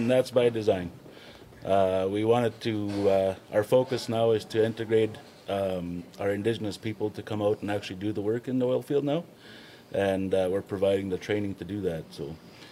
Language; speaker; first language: English; native; English